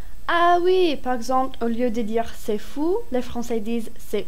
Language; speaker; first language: French; non-native, fluent; English